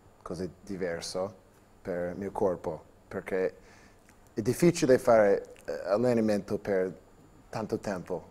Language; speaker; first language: Italian; non-native, learner; English